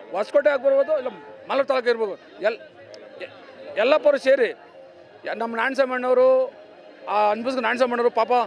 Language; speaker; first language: Kannada; native; Kannada